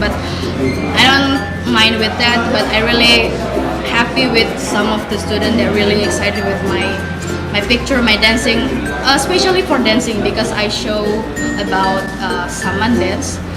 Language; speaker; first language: English; non-native, fluent; Indonesian